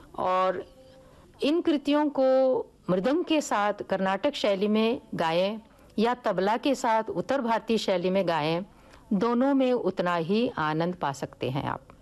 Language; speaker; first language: Hindi; non-native, local second language; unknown